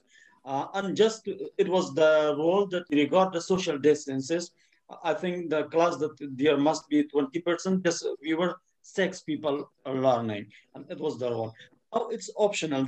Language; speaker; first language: English; non-native, fluent; Persian